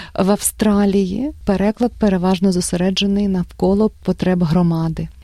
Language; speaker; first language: Ukrainian; native; Ukrainian